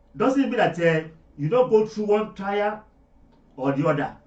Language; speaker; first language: English; non-native, local second language; Yoruba